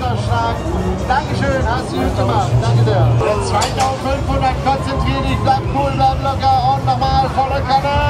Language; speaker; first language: German; native; German